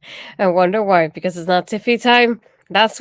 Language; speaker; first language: English; native; English